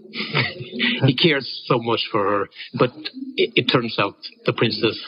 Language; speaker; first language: English; non-native, fluent; Norwegian